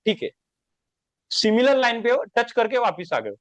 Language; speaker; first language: Hindi; non-native, local second language; Marathi